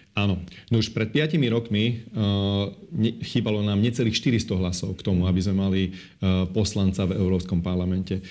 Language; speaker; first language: Slovak; non-native, local second language; Hungarian